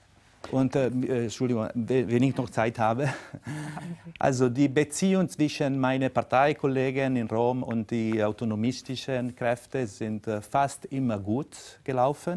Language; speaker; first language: German; non-native, local second language; Italian